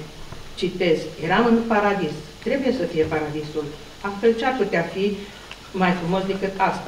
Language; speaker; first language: Romanian; native; Romanian